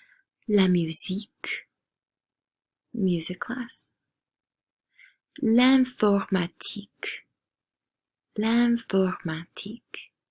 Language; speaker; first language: French; non-native, fluent; English